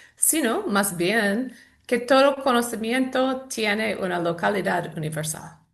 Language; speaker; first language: Spanish; non-native, learner; English